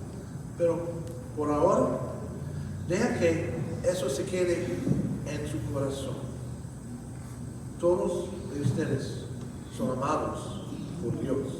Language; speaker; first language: Spanish; non-native, fluent; English